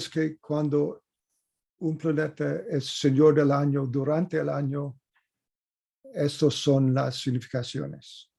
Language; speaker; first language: Spanish; non-native, fluent; English